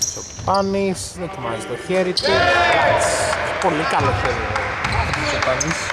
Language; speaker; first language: Greek; native; Greek